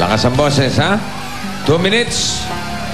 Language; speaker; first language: Filipino; native; Filipino